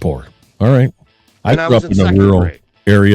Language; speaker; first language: English; native; English